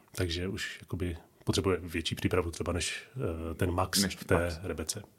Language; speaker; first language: Czech; native; Czech